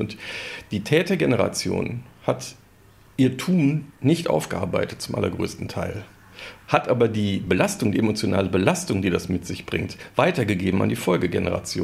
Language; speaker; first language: German; native; German